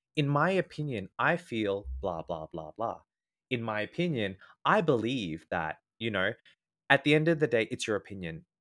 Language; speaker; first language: English; native; English